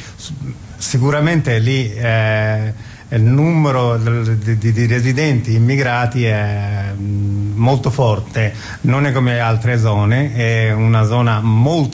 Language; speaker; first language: Italian; non-native, fluent; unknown